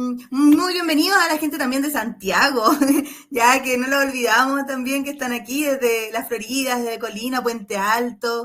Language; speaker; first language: Spanish; native; Spanish